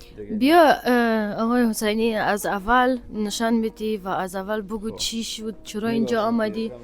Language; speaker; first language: Persian; early bilingual, heritage; Persian